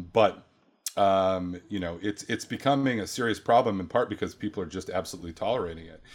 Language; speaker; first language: English; native; English